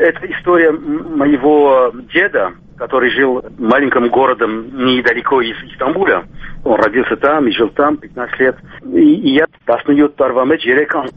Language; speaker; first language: Russian; non-native, local second language; Armenian